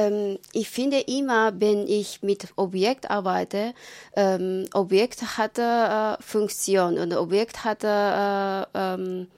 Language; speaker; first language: German; non-native, learner; Japanese